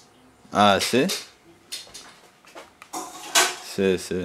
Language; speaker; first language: Spanish; early bilingual, heritage; Spanish